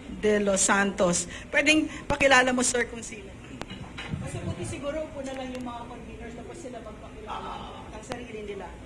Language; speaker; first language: Filipino; native; Filipino